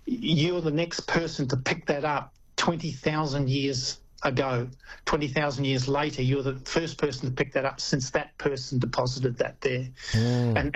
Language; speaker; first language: English; native; English